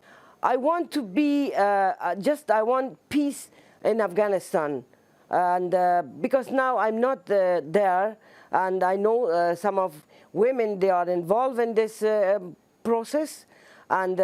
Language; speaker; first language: English; non-native, learner; Persian